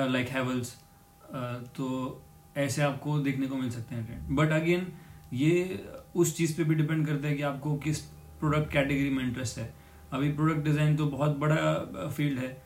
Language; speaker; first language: Hindi; non-native, local second language; Marathi